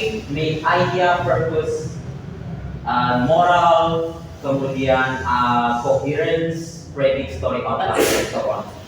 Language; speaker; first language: English; non-native, fluent; Indonesian